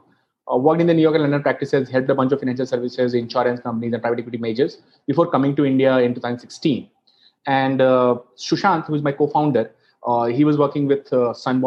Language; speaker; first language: English; non-native, local second language; Hindi